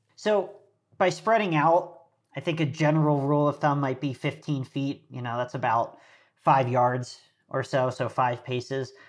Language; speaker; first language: English; native; English